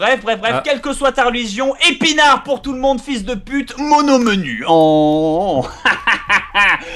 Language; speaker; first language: French; native; French